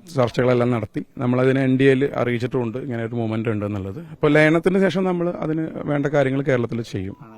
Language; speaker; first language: Malayalam; native; Malayalam